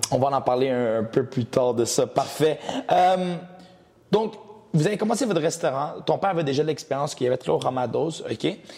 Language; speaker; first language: French; early bilingual, other home language; Portuguese